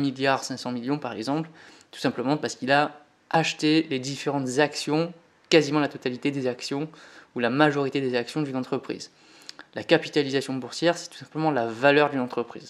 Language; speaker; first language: French; native; French